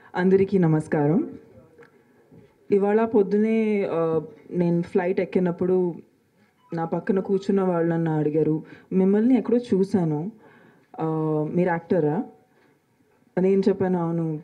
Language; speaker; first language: Telugu; non-native, local second language; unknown